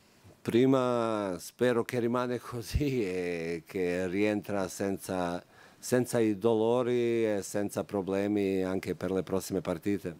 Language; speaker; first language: Italian; non-native, fluent; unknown